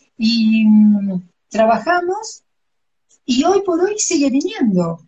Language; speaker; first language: Spanish; native; Spanish